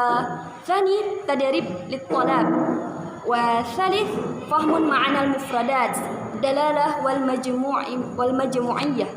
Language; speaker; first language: Arabic; non-native, learner; Indonesian